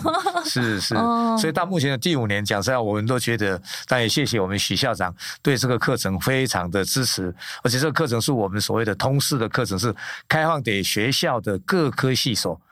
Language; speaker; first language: Chinese; native; Chinese